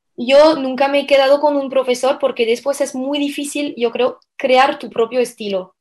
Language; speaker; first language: Spanish; non-native, fluent; French